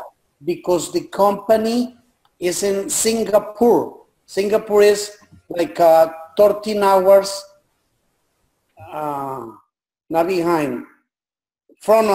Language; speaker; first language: English; non-native, learner; Spanish